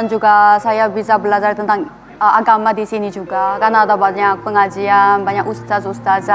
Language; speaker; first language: Indonesian; non-native, fluent; Korean